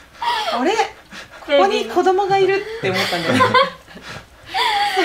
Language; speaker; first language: Japanese; native; Japanese